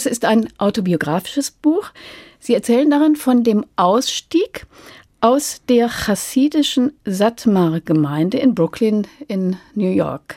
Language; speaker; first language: German; native; German